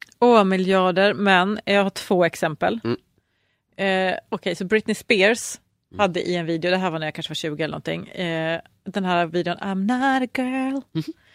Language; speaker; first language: Swedish; native; Swedish